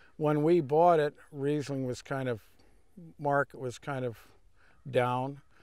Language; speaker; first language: English; native; English